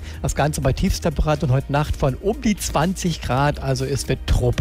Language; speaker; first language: German; native; German